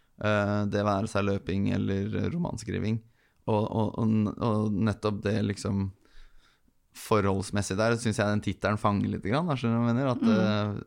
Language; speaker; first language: Norwegian; native; Norwegian